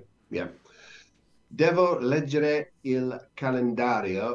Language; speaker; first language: Italian; non-native, learner; English